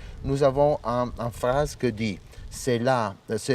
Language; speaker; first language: French; non-native, learner; Italian